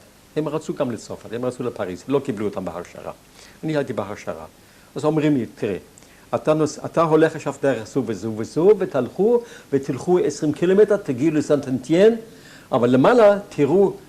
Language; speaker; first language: Hebrew; non-native, fluent; German